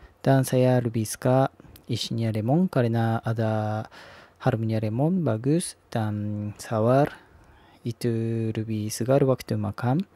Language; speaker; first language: Indonesian; non-native, learner; Japanese